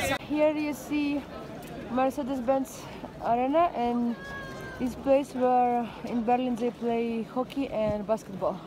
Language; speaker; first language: English; non-native, learner; Russian